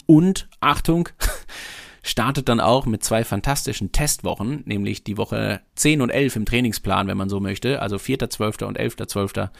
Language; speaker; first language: German; native; German